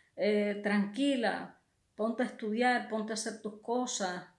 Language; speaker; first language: Spanish; native; Spanish